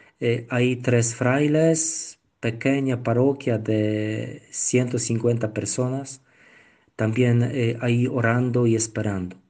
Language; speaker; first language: Spanish; non-native, learner; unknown